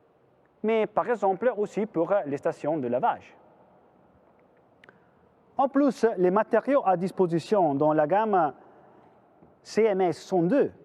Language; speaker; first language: French; non-native, fluent; Italian